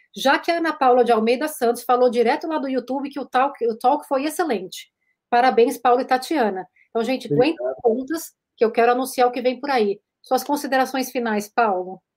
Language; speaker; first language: Portuguese; native; Portuguese